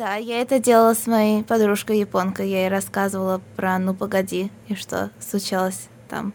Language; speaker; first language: Russian; early bilingual, heritage; Russian